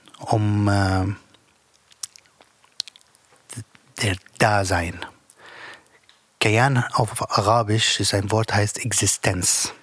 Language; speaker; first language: German; non-native, learner; Arabic